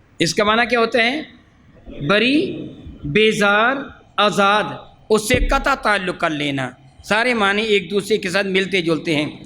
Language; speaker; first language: Urdu; non-native, local second language; Punjabi